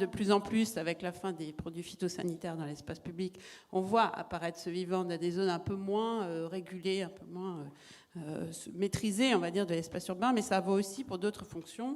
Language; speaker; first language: French; native; French